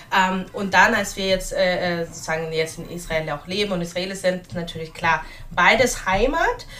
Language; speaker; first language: German; early bilingual, other home language; Russian